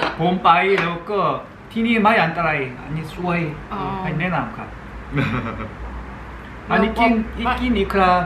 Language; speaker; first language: Thai; non-native, learner; Korean